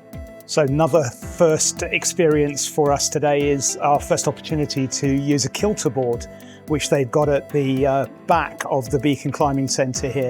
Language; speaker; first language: English; native; English